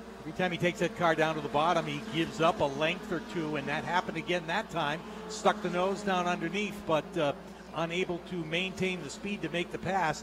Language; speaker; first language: English; native; English